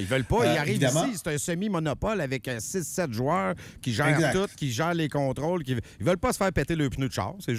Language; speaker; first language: French; native; French